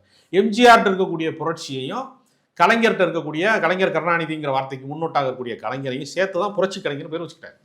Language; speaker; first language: Tamil; native; Tamil